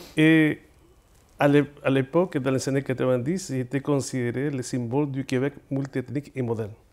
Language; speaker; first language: French; non-native, fluent; Spanish